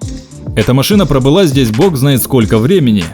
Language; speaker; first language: Russian; native; Russian